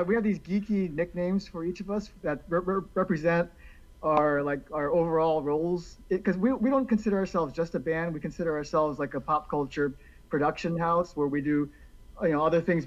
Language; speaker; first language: English; native; English